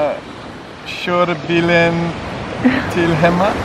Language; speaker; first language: Swedish; non-native, learner; English